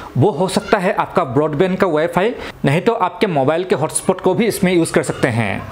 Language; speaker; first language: Hindi; non-native, local second language; Assamese